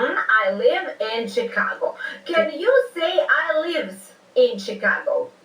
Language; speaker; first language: English; non-native, fluent; Serbian